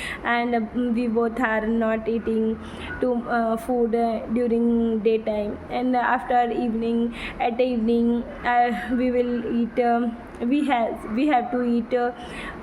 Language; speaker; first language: English; non-native, learner; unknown